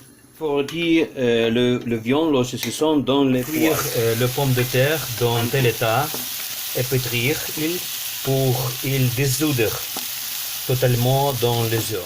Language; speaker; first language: French; non-native, learner; Ukrainian